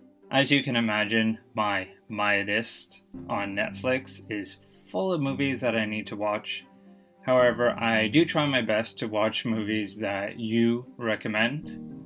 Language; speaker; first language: English; native; English